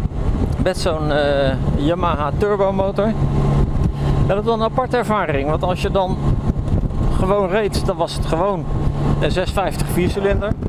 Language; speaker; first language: Dutch; native; Dutch